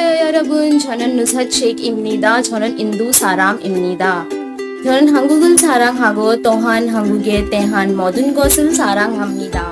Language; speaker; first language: Korean; non-native, learner; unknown